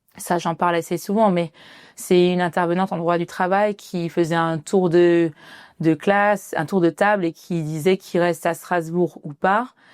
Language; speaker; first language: French; early bilingual, other home language; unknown